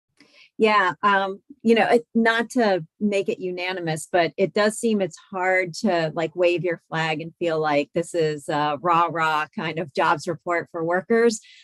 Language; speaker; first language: English; native; English